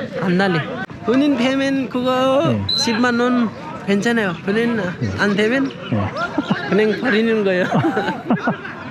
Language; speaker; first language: Korean; non-native, learner; Nepali